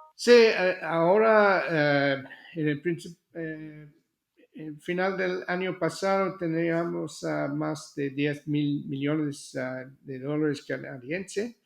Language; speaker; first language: Spanish; non-native, fluent; English